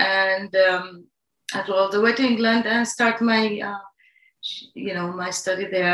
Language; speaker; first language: English; non-native, fluent; Arabic